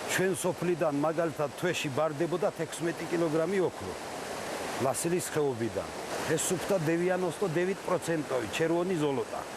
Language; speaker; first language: Georgian; non-native, local second language; Svan